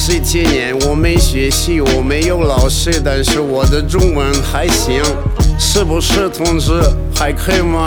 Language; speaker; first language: Chinese; non-native, learner; Russian